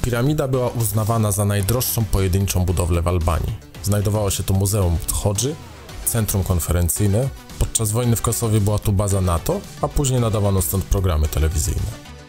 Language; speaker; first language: Polish; native; Polish